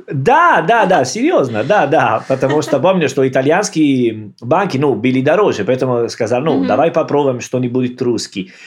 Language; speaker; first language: Russian; non-native, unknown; Italian